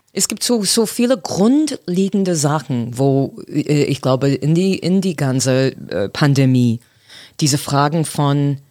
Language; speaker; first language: German; non-native, fluent; English